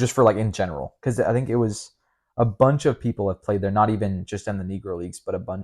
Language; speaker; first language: English; native; English